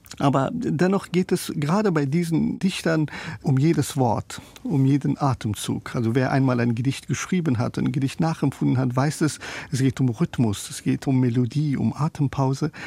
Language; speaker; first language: German; non-native, fluent; Persian